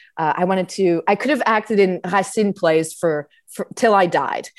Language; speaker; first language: English; native; English